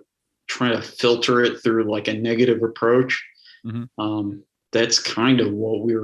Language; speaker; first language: English; native; English